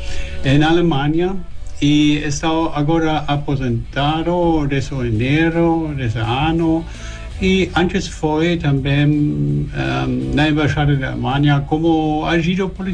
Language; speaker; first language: Portuguese; non-native, learner; German